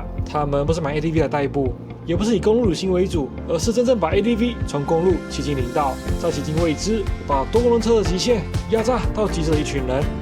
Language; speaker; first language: Chinese; native; Chinese